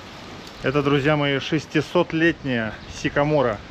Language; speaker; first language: Russian; native; Russian